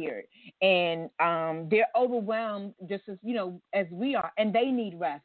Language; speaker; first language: English; native; English